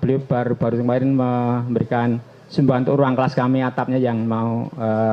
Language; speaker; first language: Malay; non-native, local second language; Javanese